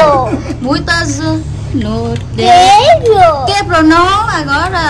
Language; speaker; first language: Portuguese; non-native, learner; Vietnamese